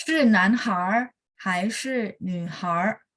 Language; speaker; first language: Chinese; non-native, fluent; Indonesian